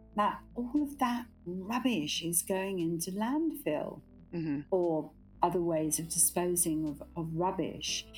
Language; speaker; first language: English; native; English